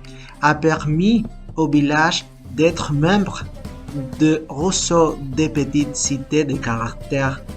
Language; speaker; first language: French; non-native, learner; Spanish